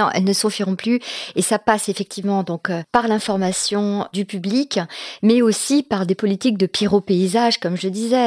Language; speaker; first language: French; native; French